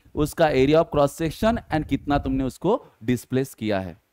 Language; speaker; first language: Hindi; non-native, local second language; Marathi